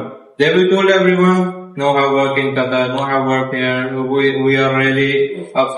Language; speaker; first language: English; non-native, learner; Bangla